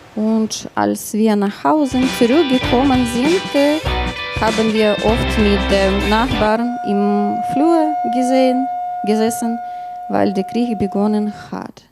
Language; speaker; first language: German; non-native, learner; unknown